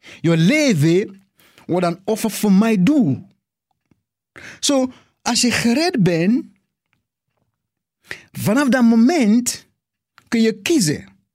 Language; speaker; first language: Dutch; non-native, fluent; English